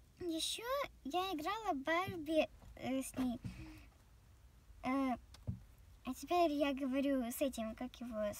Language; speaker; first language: Russian; early bilingual, heritage; Russian